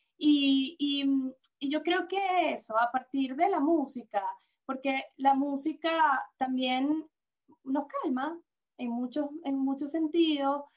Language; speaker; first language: Spanish; native; Spanish